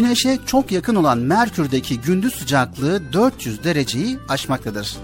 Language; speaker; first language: Turkish; native; Turkish